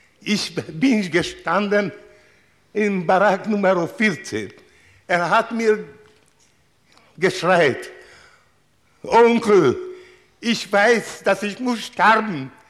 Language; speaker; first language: German; non-native, learner; Hungarian